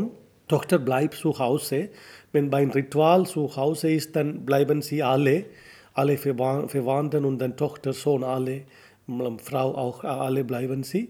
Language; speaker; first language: German; non-native, learner; Tamil